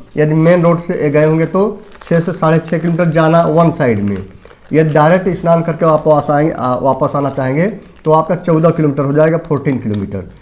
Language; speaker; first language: Hindi; native; Hindi